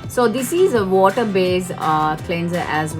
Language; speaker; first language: English; non-native, local second language; Tamil